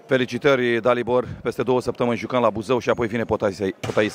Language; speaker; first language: Romanian; native; Romanian